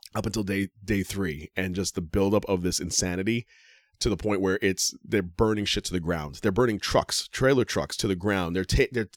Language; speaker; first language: English; native; English